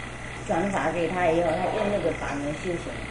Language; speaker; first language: Chinese; non-native, fluent; Vietnamese